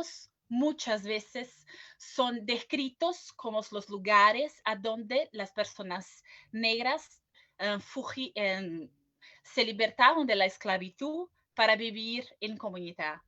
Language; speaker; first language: Spanish; non-native, fluent; Portuguese